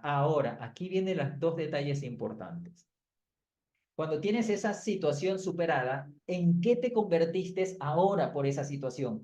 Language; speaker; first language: Spanish; native; Spanish